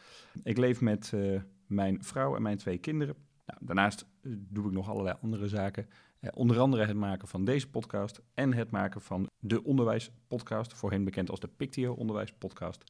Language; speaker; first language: Dutch; native; Dutch